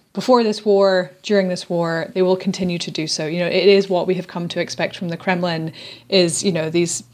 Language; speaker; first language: English; native; English